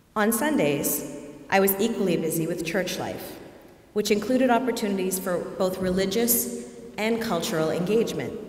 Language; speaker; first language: English; native; English